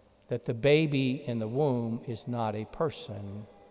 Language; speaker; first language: English; native; English